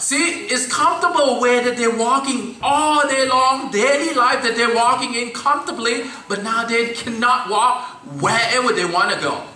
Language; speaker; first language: English; non-native, fluent; Thai